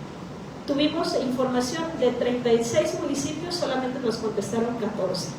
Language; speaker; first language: Spanish; native; Spanish